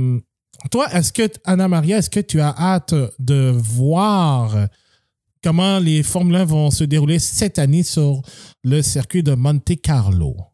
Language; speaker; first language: French; native; French